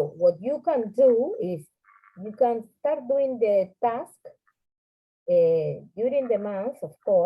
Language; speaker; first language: English; non-native, fluent; Spanish